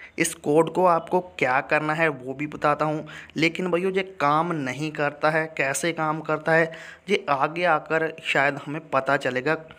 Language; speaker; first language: Hindi; native; Hindi